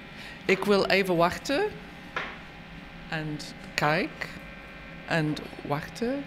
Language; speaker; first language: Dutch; non-native, learner; English